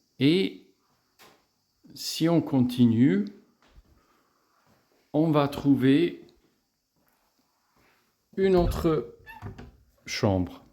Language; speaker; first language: French; non-native, fluent; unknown